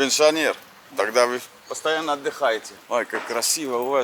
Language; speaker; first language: Russian; non-native, learner; English